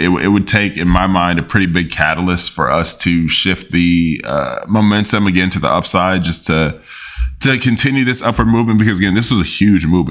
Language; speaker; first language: English; native; English